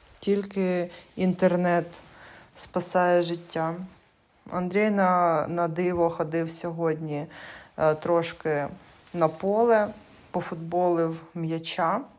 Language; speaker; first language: Ukrainian; non-native, local second language; Russian